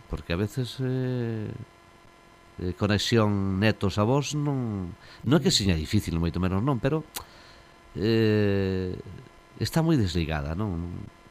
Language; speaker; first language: Galician; native; Galician